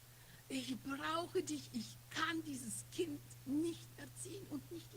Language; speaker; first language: German; non-native, fluent; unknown